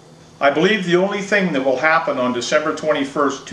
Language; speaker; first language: English; native; English